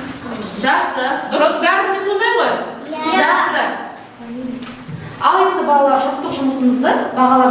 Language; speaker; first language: Kazakh; native; Kazakh